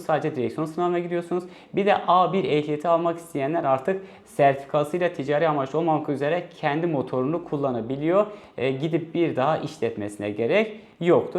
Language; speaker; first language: Turkish; native; Turkish